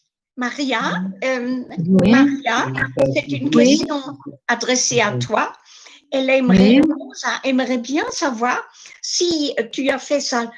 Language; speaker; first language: French; non-native, fluent; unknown